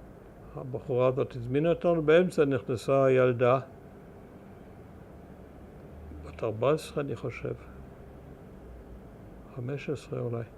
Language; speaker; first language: Hebrew; early bilingual, other home language; German